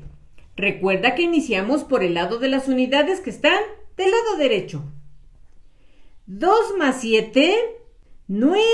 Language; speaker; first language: Spanish; native; Spanish